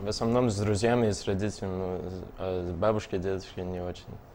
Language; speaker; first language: Russian; early bilingual, heritage; Russian